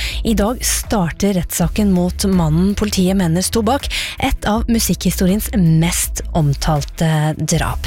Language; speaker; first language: Norwegian; native; Norwegian